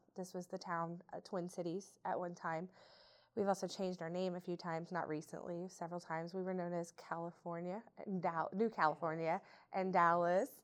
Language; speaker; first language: English; native; English